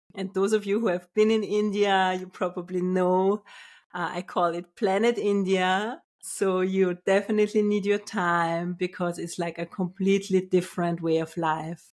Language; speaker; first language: English; non-native, fluent; German